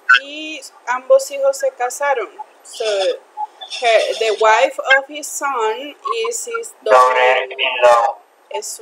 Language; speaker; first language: English; non-native, fluent; Spanish